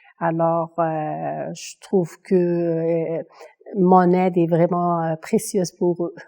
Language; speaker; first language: French; non-native, local second language; Kabyle